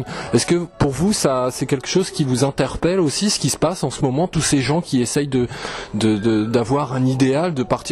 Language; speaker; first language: French; native; French